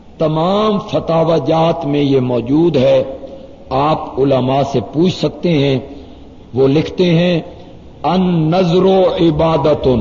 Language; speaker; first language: Urdu; non-native, local second language; Punjabi